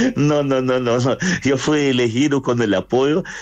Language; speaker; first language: Spanish; non-native, fluent; Russian